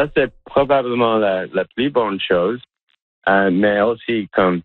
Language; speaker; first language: French; non-native, local second language; English